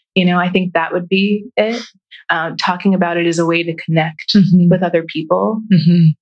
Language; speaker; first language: English; native; English